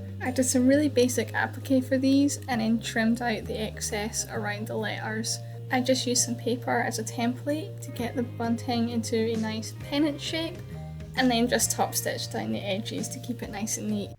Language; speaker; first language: English; native; English